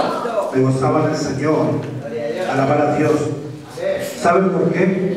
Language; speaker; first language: Spanish; native; Spanish